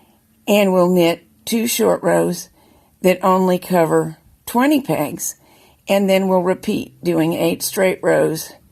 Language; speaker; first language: English; native; English